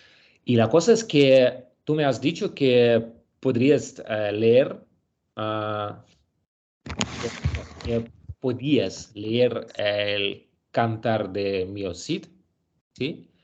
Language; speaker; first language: Spanish; non-native, learner; Russian